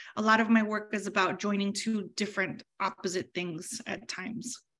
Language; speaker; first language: English; early bilingual, other home language; Spanish